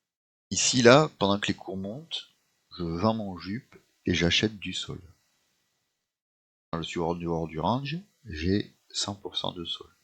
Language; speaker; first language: French; native; French